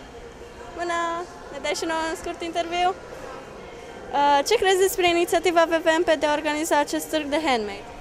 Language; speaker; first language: Romanian; native; Romanian